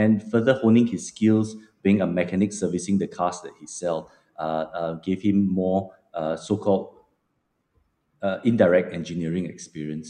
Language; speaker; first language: English; non-native, local second language; Min Nan Chinese